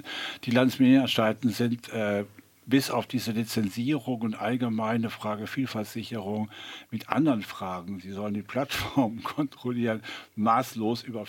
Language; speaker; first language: German; native; German